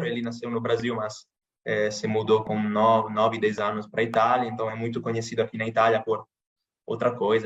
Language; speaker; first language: Portuguese; non-native, fluent; Italian